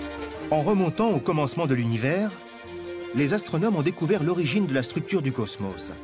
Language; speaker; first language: French; native; French